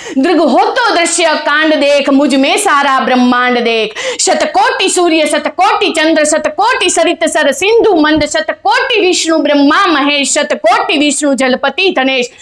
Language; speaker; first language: Hindi; non-native, local second language; Gujarati